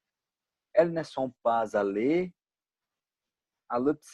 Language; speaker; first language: French; non-native, learner; Portuguese